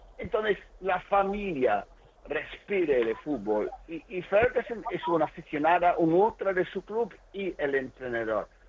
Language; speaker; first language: Spanish; non-native, learner; English